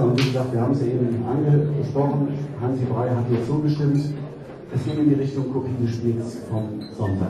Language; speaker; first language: German; native; German